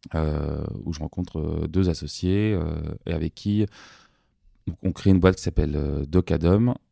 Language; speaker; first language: French; native; French